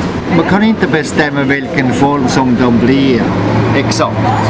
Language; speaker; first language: Swedish; non-native, fluent; German